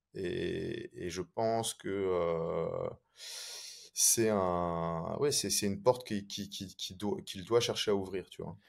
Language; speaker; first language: French; native; French